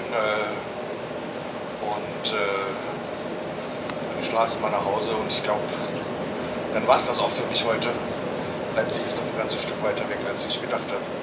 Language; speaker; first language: German; native; German